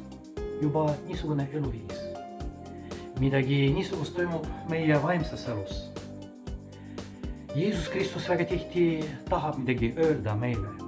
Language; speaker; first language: Estonian; non-native, fluent; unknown